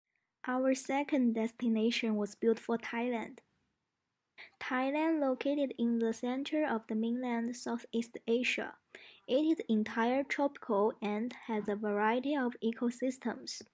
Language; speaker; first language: English; non-native, learner; Malay